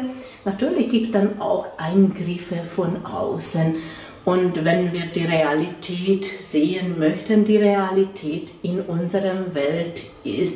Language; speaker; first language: German; non-native, fluent; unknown